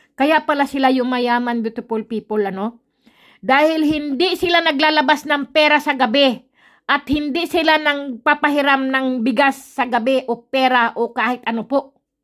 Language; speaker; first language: Filipino; native; Filipino